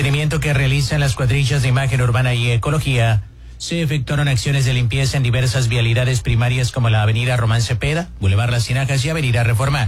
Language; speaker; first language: Spanish; native; Spanish